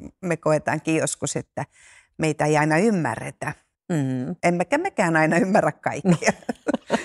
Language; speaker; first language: Finnish; native; Finnish